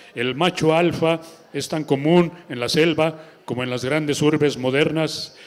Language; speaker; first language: Spanish; native; Spanish